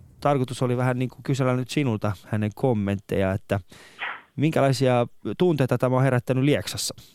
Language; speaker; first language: Finnish; non-native, fluent; Persian